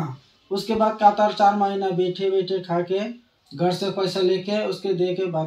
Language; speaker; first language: Hindi; non-native, local second language; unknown